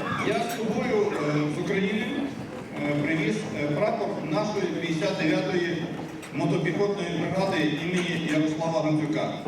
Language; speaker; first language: Ukrainian; native; Ukrainian